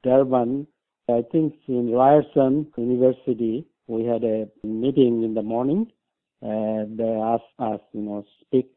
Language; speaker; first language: English; non-native, local second language; Bangla